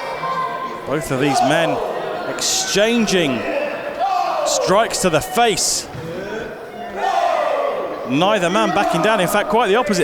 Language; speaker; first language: English; native; English